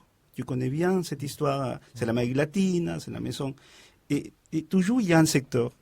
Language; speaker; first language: French; non-native, fluent; Spanish